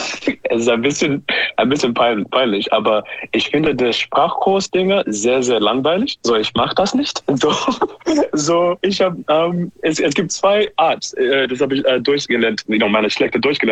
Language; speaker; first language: German; non-native, learner; English